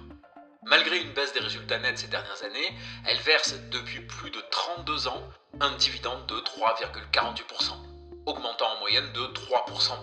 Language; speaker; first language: French; native; French